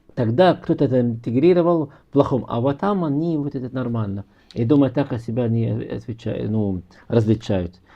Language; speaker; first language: Russian; non-native, fluent; Arabic